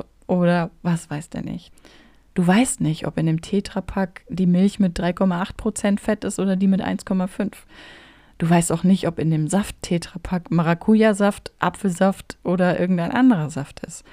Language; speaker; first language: German; native; German